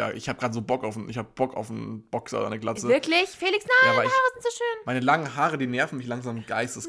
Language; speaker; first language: German; native; German